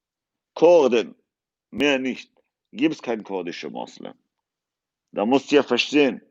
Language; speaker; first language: German; non-native, fluent; Kurdish